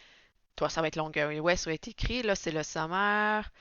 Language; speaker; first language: French; native; French